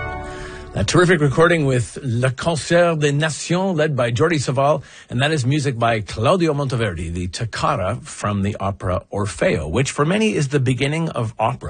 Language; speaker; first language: English; native; English